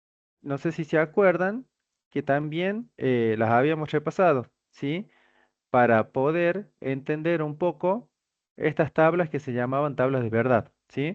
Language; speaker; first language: Spanish; native; Spanish